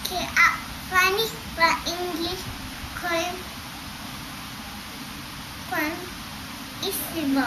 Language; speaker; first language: Hebrew; early bilingual, heritage; Hebrew